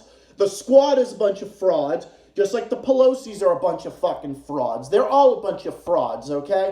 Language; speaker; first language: English; native; English